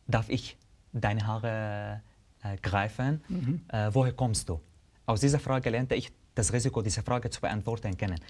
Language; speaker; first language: German; non-native, fluent; Arabic